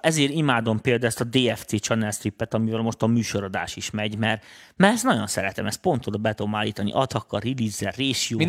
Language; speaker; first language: Hungarian; native; Hungarian